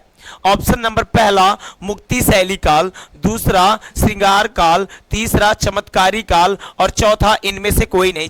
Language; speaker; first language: Hindi; native; Hindi